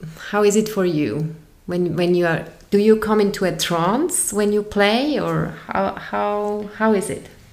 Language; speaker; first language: English; non-native, fluent; German